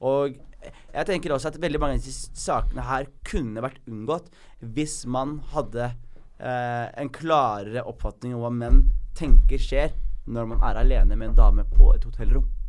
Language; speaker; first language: Norwegian; early bilingual, other home language; Somali